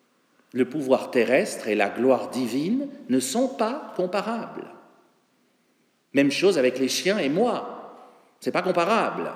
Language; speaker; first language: French; native; French